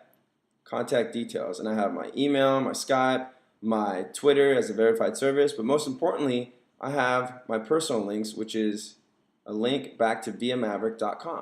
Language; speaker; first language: English; native; English